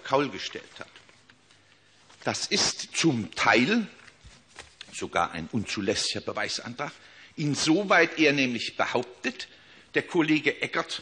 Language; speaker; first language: German; native; German